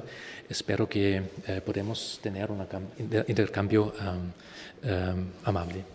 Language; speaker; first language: Spanish; non-native, fluent; German